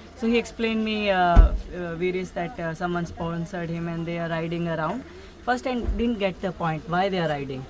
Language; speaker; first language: English; non-native, learner; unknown